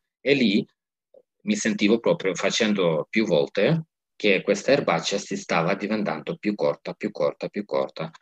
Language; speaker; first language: Italian; non-native, fluent; Ukrainian